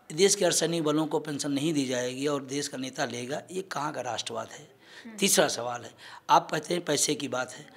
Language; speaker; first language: Hindi; native; Hindi